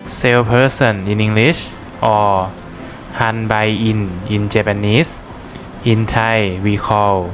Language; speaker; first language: English; non-native, fluent; Thai